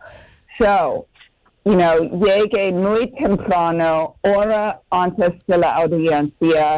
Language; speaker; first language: Spanish; non-native, learner; English